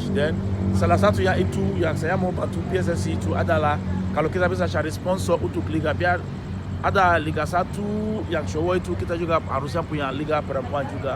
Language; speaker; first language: Indonesian; non-native, fluent; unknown